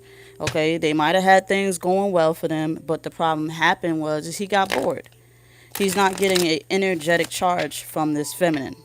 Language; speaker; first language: English; native; English